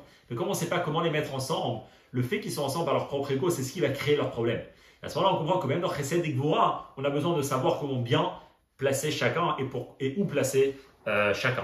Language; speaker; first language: French; native; French